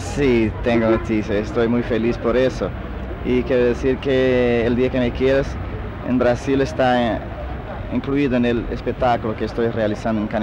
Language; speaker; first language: Spanish; non-native, local second language; Portuguese